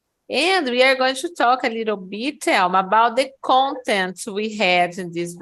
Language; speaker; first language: English; non-native, fluent; Portuguese